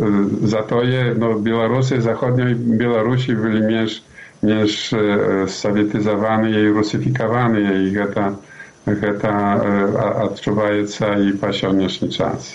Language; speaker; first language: Polish; non-native, learner; Belarusian